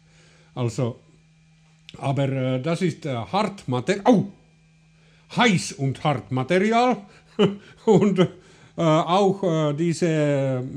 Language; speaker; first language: German; non-native, learner; Finnish